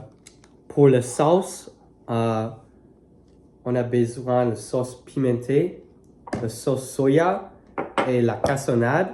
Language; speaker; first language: French; non-native, learner; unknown